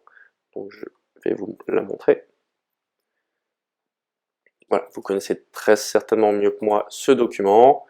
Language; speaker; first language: French; native; French